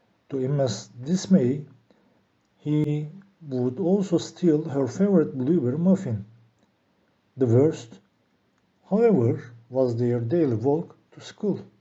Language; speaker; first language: English; non-native, fluent; Turkish